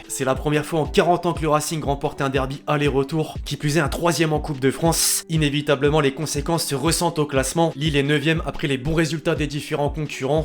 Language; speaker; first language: French; native; French